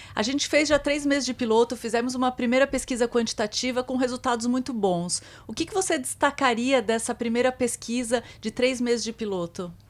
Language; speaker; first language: Portuguese; native; Portuguese